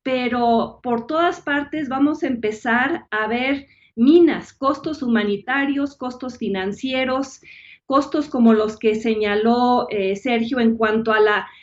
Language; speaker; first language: Spanish; native; Spanish